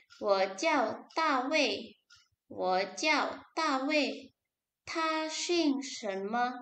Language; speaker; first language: Chinese; non-native, fluent; Indonesian